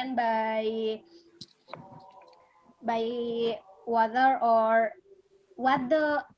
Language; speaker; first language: English; non-native, learner; Indonesian